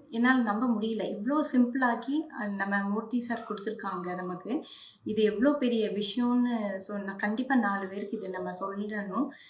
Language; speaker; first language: Tamil; non-native, local second language; Hindi